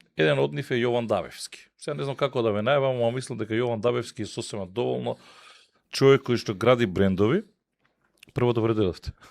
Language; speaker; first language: Macedonian; native; Macedonian